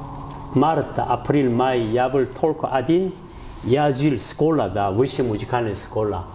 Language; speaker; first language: Russian; non-native, learner; Korean